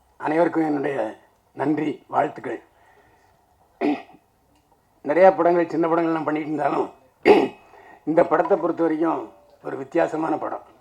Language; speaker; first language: Tamil; native; Tamil